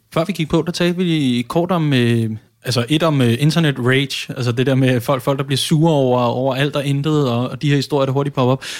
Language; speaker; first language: Danish; native; Danish